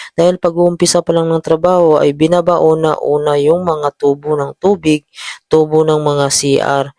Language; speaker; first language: Filipino; native; Filipino